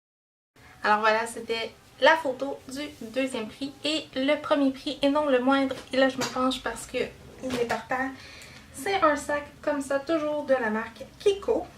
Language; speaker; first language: French; native; French